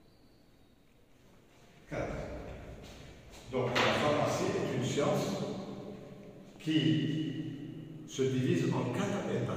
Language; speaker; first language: French; non-native, local second language; Arabic